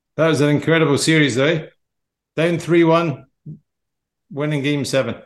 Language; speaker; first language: English; native; English